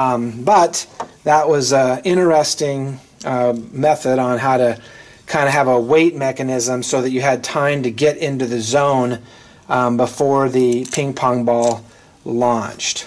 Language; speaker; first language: English; native; English